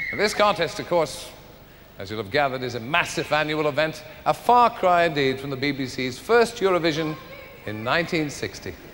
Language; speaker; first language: English; native; English